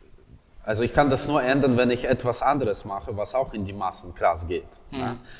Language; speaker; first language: German; non-native, fluent; Russian